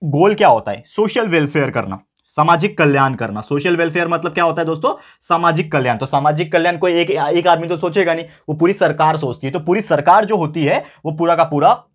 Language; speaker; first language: Hindi; native; Hindi